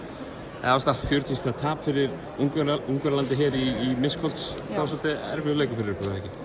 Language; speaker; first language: Icelandic; native; Icelandic